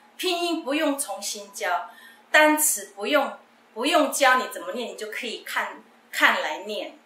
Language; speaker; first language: Chinese; non-native, local second language; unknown